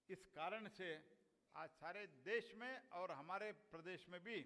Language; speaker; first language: Hindi; non-native, local second language; Kannada